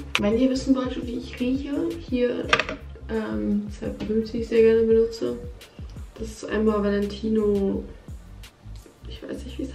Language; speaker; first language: German; native; German